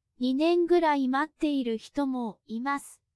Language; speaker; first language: Japanese; non-native, fluent; Cantonese